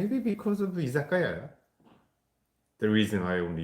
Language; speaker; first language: English; non-native, fluent; Japanese